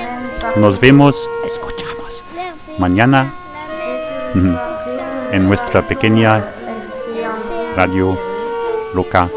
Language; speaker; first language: Spanish; non-native, fluent; French